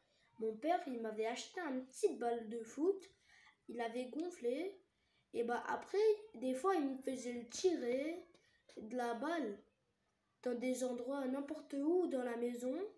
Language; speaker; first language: French; early bilingual, other home language; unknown